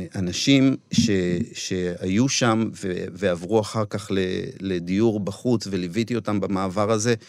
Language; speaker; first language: Hebrew; native; Hebrew